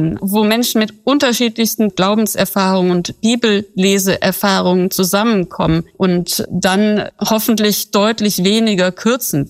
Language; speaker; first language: German; native; German